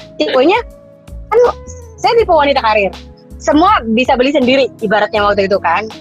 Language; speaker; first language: Indonesian; native; Indonesian